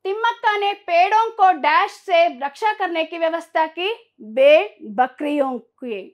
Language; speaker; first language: Hindi; non-native, local second language; Kannada